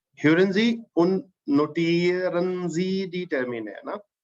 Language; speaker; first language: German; non-native, fluent; Hindi